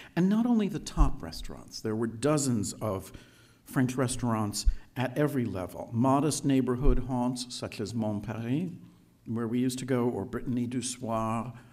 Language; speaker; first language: English; native; English